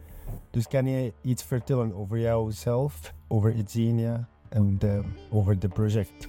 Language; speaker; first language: Dutch; non-native, learner; Arabic